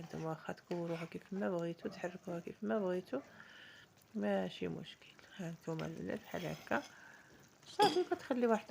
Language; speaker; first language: Arabic; native; Arabic